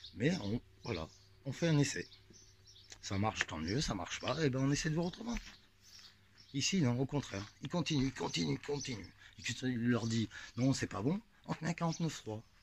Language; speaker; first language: French; native; French